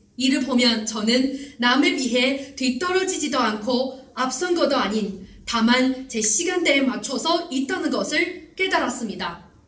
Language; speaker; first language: Korean; non-native, fluent; Chinese